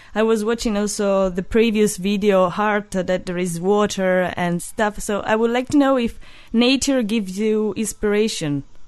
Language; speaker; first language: English; non-native, learner; Italian